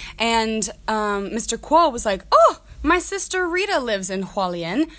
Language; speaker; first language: English; native; English